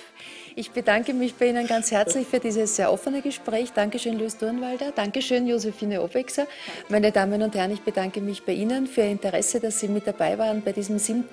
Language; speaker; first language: German; native; German